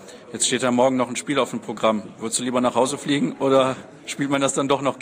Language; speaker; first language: German; native; German